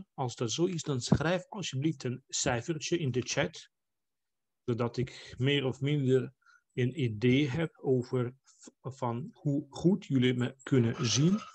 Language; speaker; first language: Dutch; non-native, fluent; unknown